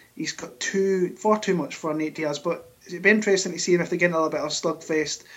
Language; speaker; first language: English; native; English